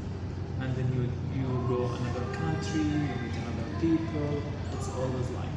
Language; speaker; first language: English; non-native, learner; Arabic